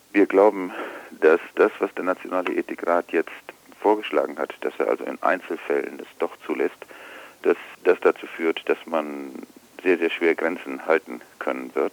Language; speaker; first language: German; native; German